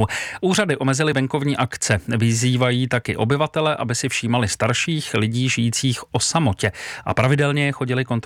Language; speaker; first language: Czech; native; Czech